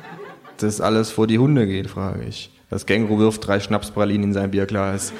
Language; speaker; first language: German; native; German